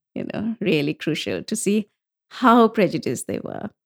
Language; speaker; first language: English; non-native, local second language; Bangla